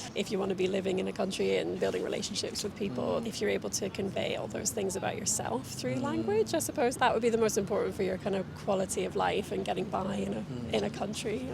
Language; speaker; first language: English; native; English